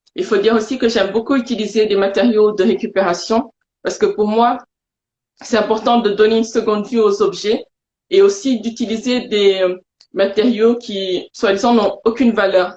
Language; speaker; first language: French; non-native, local second language; Wolof